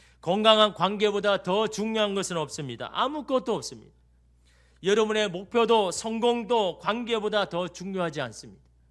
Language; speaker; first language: Korean; native; Korean